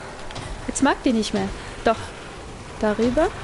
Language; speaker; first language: German; native; German